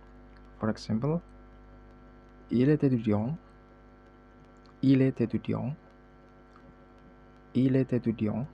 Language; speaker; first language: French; non-native, learner; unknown